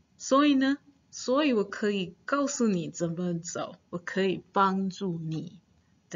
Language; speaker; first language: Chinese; non-native, fluent; English